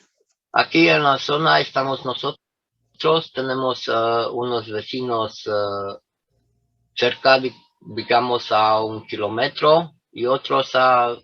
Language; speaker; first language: Spanish; non-native, fluent; Romanian